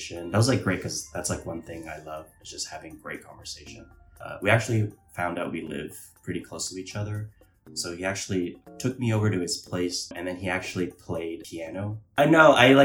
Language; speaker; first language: English; non-native, local second language; Cantonese